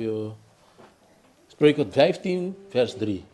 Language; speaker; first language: Dutch; non-native, local second language; Papiamento